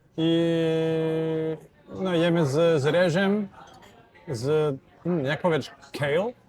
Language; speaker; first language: Polish; non-native, learner; Portuguese